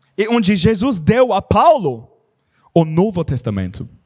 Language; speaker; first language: Portuguese; non-native, learner; English